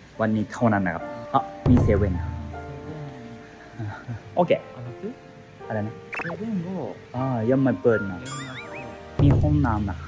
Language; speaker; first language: Thai; non-native, learner; Japanese